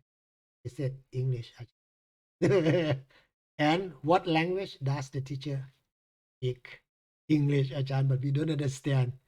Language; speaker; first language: English; non-native, fluent; Thai